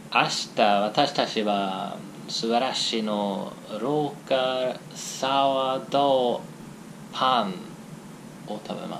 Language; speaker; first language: Japanese; non-native, learner; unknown